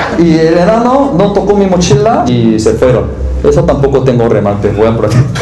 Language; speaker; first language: Spanish; non-native, learner; Korean